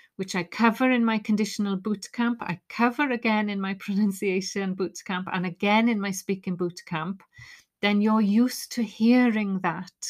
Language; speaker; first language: English; native; English